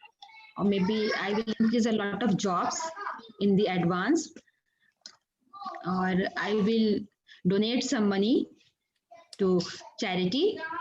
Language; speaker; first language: English; non-native, learner; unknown